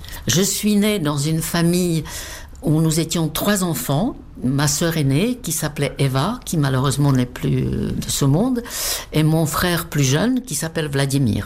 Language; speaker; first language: French; non-native, fluent; Czech